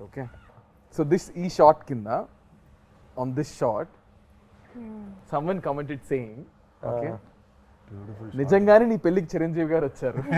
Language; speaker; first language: Telugu; native; Telugu